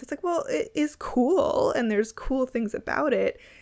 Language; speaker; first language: English; native; English